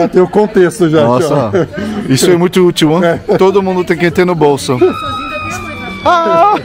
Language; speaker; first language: Portuguese; non-native, fluent; French